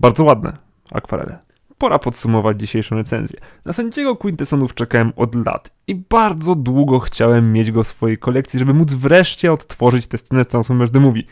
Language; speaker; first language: Polish; native; Polish